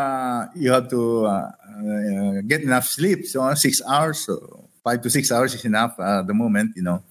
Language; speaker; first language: English; non-native, local second language; Hiligaynon